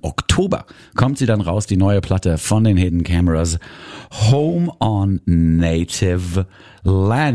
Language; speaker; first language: German; native; German